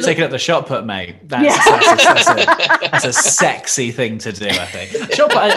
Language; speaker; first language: English; native; English